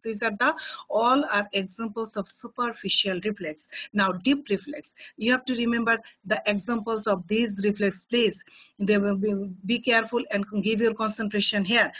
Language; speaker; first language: English; non-native, local second language; Bangla